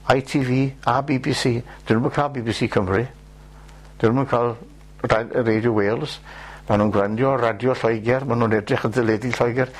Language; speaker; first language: Welsh; native; Welsh